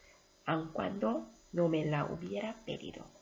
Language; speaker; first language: Spanish; non-native, fluent; Korean